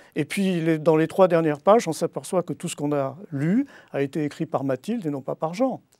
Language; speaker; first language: French; native; French